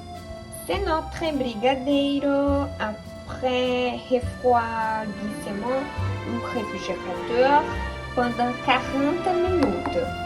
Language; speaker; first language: French; non-native, learner; Portuguese